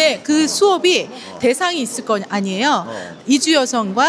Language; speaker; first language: Korean; native; Korean